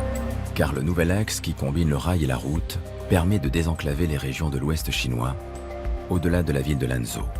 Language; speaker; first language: French; native; French